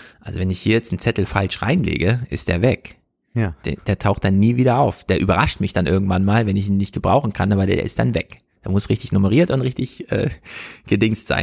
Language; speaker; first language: German; native; German